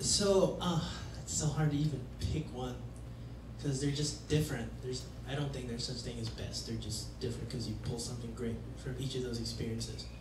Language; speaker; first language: English; native; English